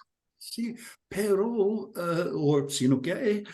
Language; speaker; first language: Spanish; non-native, learner; English